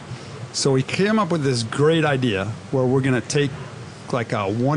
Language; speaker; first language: English; native; English